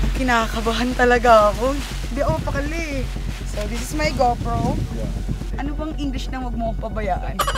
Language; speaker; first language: Filipino; native; Filipino